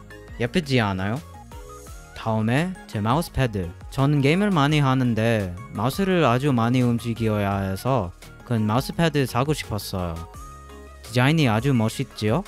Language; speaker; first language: Korean; non-native, learner; English